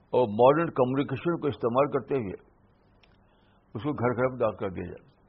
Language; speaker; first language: Urdu; native; Urdu